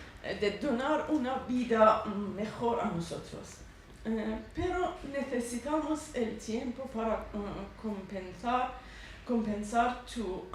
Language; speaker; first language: Spanish; non-native, learner; Persian